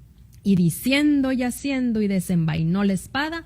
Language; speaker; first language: Spanish; native; Spanish